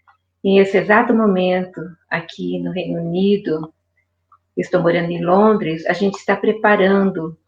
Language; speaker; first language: Portuguese; native; Portuguese